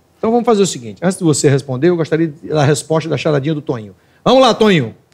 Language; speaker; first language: Portuguese; native; Portuguese